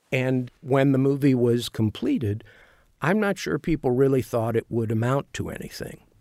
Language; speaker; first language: English; native; English